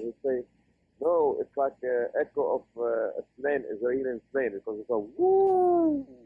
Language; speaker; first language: English; non-native, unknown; Arabic